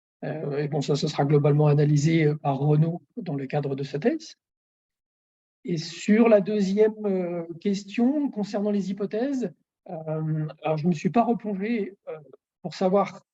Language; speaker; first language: French; native; French